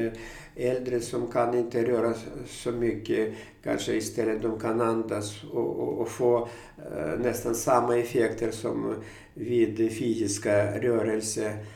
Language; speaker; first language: Swedish; non-native, fluent; Russian